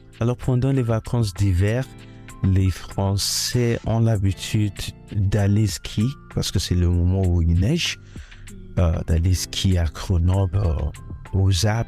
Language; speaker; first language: French; non-native, fluent; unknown